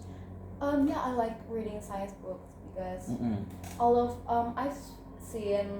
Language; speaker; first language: English; non-native, learner; Indonesian